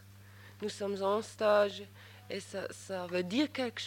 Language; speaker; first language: French; non-native, local second language; German